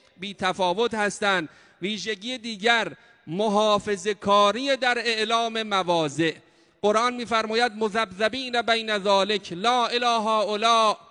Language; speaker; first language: Persian; native; Persian